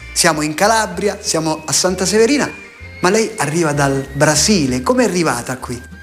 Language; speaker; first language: Italian; native; Italian